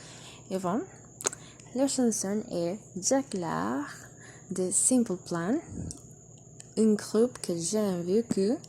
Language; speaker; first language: French; non-native, learner; Spanish